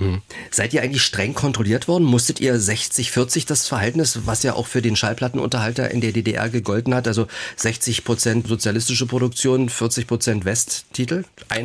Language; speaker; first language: German; native; German